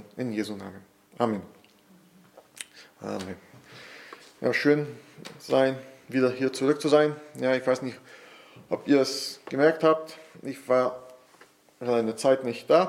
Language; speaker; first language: German; non-native, fluent; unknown